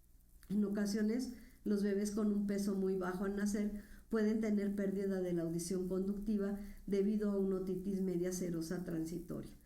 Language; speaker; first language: Spanish; native; Spanish